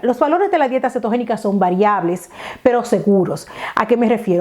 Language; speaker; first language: Spanish; native; Spanish